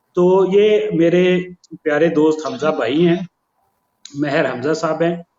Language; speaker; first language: Urdu; non-native, local second language; Punjabi